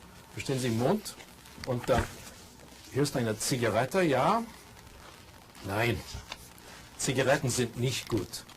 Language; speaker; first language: German; non-native, fluent; English